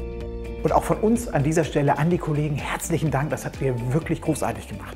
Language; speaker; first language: German; native; German